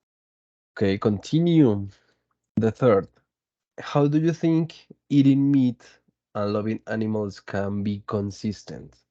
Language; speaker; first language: English; non-native, fluent; Spanish